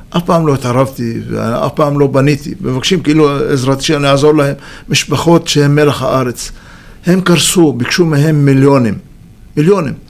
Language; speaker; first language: Hebrew; non-native, local second language; Arabic